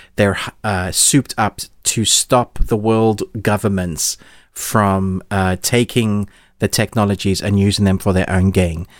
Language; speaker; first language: English; native; English